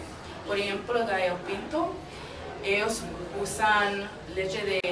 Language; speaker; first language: Spanish; early bilingual, heritage; English